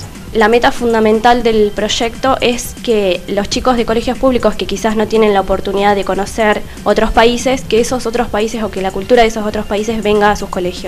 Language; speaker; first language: Spanish; native; Spanish